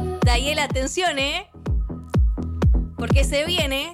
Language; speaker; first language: Spanish; native; Spanish